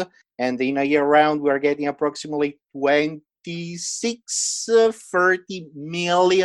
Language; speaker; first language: English; non-native, fluent; Italian